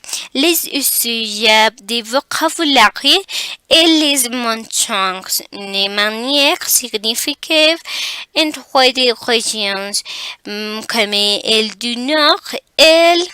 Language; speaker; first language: French; non-native, learner; Spanish